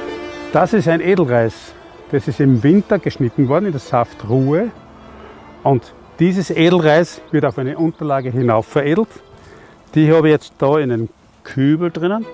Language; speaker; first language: German; native; German